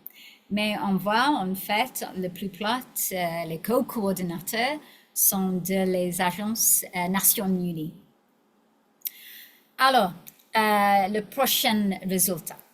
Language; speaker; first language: French; non-native, learner; English